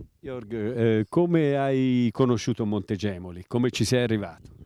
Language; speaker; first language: Italian; native; Italian